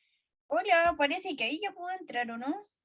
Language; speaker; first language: Spanish; native; Spanish